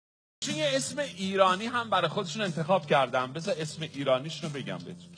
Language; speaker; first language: Persian; native; Persian